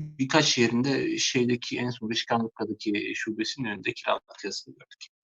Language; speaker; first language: Turkish; native; Turkish